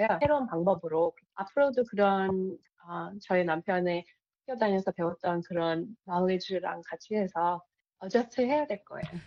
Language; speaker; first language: Korean; early bilingual, heritage; Korean